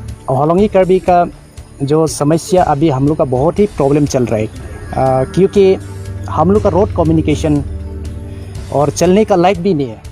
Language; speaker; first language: Hindi; non-native, local second language; Karbi